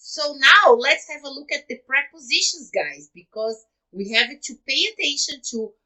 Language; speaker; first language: English; non-native, fluent; Portuguese